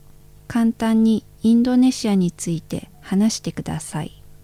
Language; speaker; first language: Japanese; non-native, fluent; Indonesian